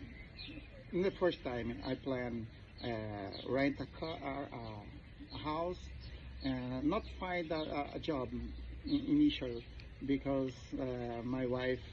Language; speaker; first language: English; non-native, learner; Portuguese